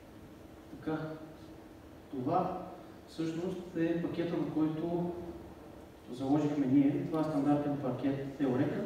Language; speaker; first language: Bulgarian; native; Bulgarian